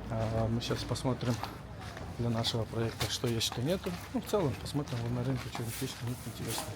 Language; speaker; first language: Russian; native; Russian